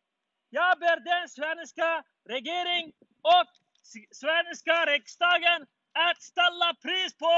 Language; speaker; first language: Swedish; non-native, learner; Uyghur